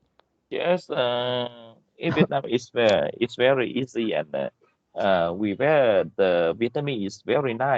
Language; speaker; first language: English; non-native, learner; Vietnamese